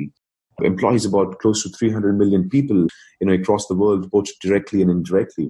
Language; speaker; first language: English; non-native, local second language; Hindi